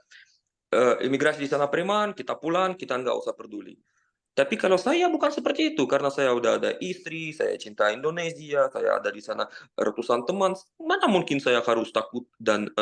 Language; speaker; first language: Indonesian; non-native, fluent; Russian